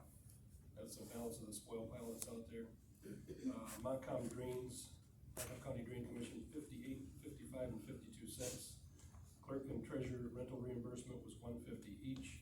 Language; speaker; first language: English; native; English